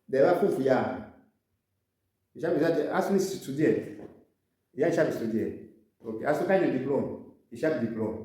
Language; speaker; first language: German; non-native, learner; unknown